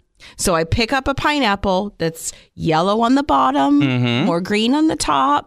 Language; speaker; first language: English; native; English